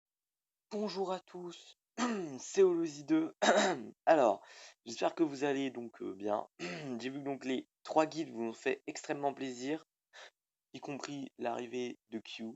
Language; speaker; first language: French; native; French